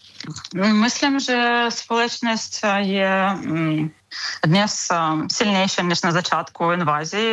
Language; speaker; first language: Czech; non-native, learner; Ukrainian